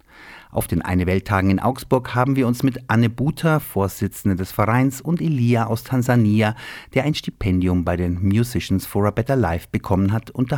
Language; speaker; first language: German; native; German